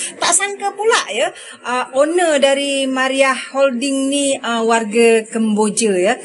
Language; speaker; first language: Malay; early bilingual, other home language; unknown